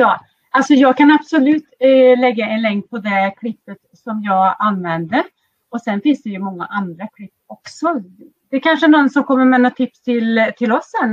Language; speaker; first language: Swedish; native; Swedish